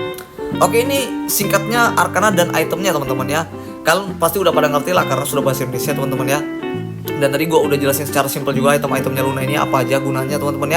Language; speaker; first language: Indonesian; native; Indonesian